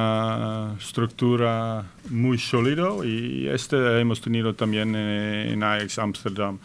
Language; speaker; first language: Spanish; non-native, fluent; Dutch